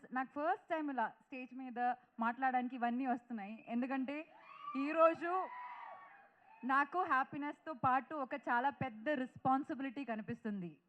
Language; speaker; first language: Telugu; non-native, fluent; Malayalam